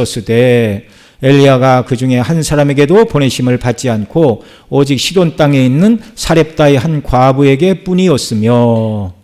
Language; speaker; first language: Korean; native; Korean